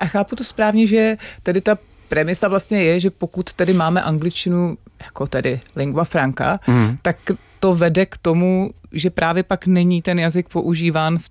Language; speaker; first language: Czech; native; Czech